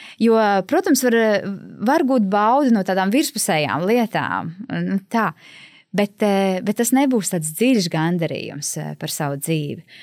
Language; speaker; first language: Latvian; native; Latvian